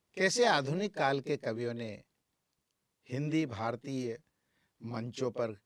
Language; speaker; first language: Hindi; native; Hindi